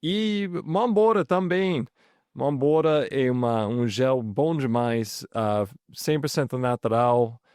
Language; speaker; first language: Portuguese; non-native, fluent; English